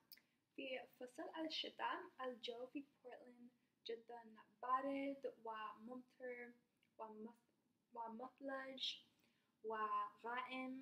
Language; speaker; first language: Arabic; non-native, learner; English